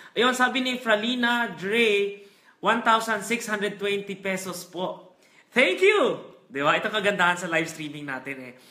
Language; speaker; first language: Filipino; non-native, local second language; Hiligaynon